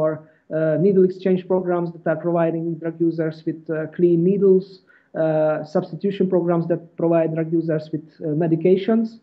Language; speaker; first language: English; non-native, fluent; Hungarian